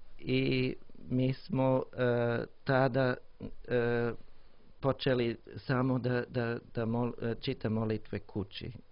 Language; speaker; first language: Croatian; non-native, learner; English